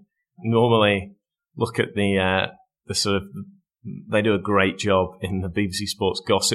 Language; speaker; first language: English; native; English